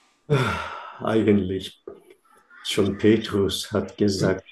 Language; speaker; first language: German; non-native, fluent; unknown